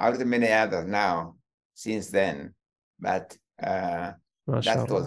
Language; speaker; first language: English; non-native, local second language; Kikuyu